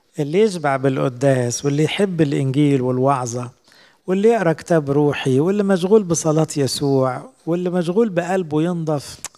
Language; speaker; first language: Arabic; native; Arabic